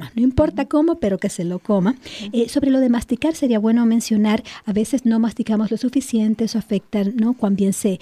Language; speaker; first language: Spanish; native; Spanish